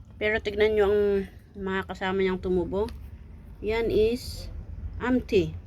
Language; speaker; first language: Filipino; non-native, local second language; Iloko